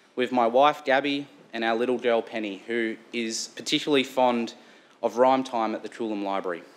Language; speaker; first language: English; native; English